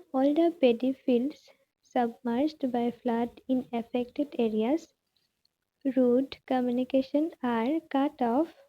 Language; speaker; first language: English; non-native, local second language; Assamese